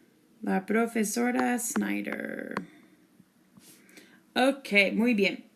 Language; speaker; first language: Spanish; non-native, fluent; English